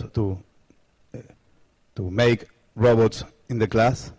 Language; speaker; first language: English; non-native, learner; Spanish